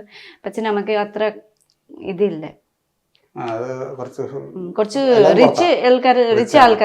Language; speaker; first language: Malayalam; non-native, learner; Nepali